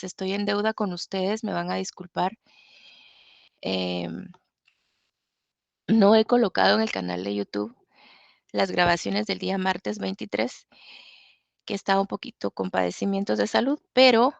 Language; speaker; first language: Spanish; native; Spanish